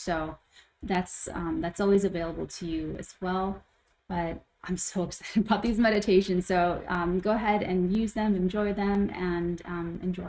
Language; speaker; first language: English; native; English